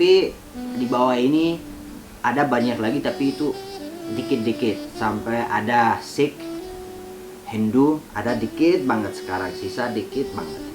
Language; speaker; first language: Indonesian; non-native, fluent; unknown